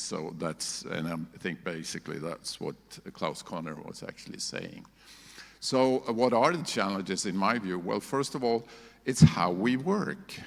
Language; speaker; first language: English; non-native, fluent; Swedish